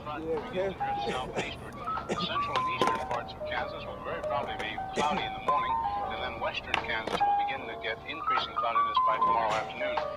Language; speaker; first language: English; native; English